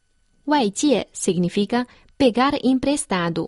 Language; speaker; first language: Portuguese; non-native, fluent; Chinese